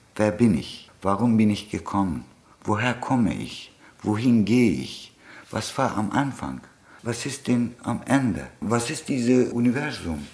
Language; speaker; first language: German; non-native, fluent; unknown